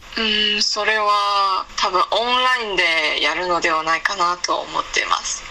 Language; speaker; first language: Japanese; non-native, fluent; Korean